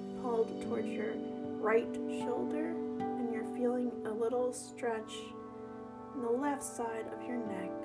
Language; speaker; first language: English; native; English